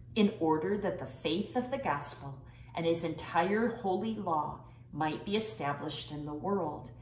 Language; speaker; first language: English; native; English